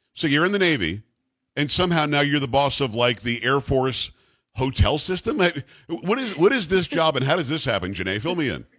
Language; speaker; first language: English; native; English